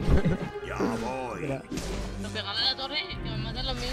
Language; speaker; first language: Spanish; native; Spanish